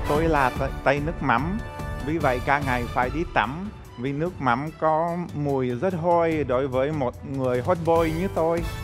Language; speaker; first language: Vietnamese; non-native, fluent; Czech